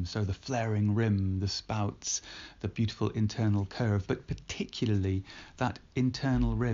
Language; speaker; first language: English; native; English